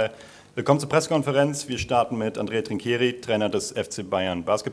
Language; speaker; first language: German; native; German